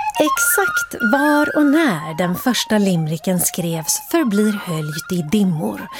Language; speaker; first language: Swedish; native; Swedish